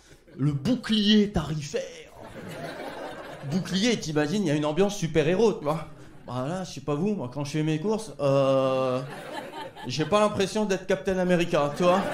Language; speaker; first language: French; native; French